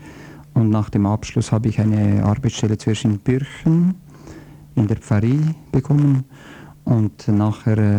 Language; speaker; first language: German; non-native, fluent; Croatian